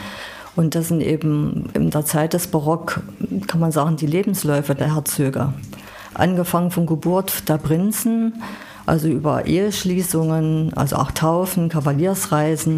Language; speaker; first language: German; native; German